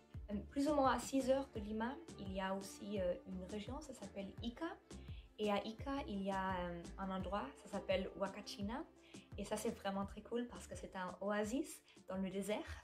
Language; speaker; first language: French; non-native, fluent; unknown